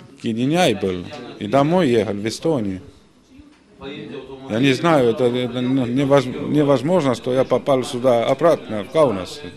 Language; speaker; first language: Russian; non-native, fluent; Estonian